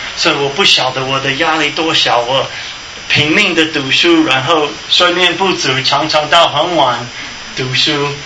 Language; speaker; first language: Chinese; non-native, fluent; English